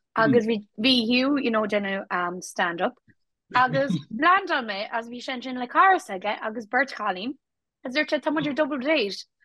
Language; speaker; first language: Irish; non-native, local second language; English